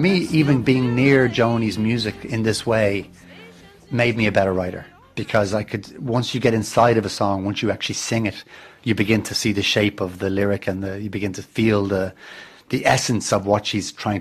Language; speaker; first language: English; native; English